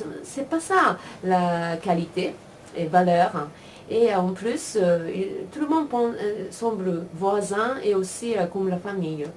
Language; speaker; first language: French; non-native, learner; Japanese